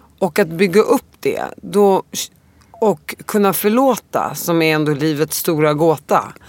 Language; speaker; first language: Swedish; early bilingual, other home language; Arabic